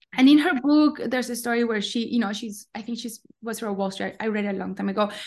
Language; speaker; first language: English; non-native, fluent; Spanish